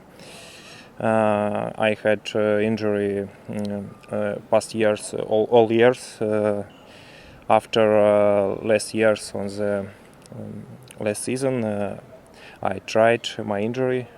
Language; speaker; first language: English; non-native, learner; Russian